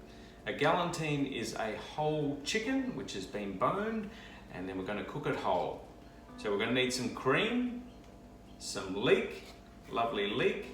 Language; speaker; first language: English; native; English